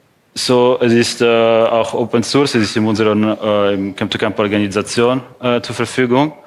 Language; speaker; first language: German; non-native, fluent; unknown